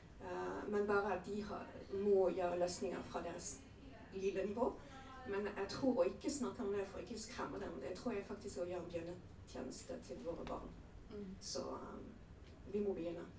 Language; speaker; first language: Norwegian; non-native, fluent; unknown